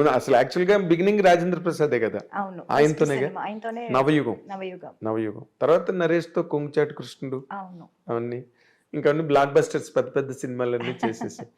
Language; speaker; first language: Telugu; native; Telugu